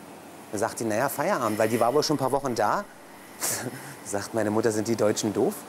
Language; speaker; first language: German; early bilingual, other home language; Turkish